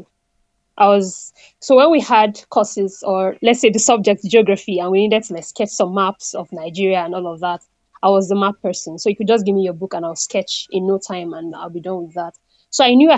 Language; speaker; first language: English; non-native, local second language; Igbo